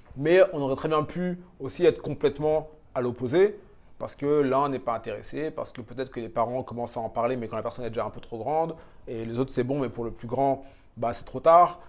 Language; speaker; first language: French; early bilingual, other home language; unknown